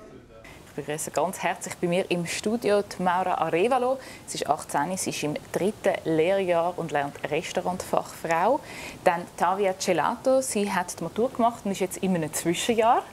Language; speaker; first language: German; native; German